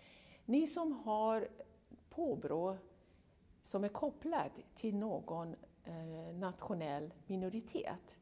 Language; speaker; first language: Swedish; non-native, fluent; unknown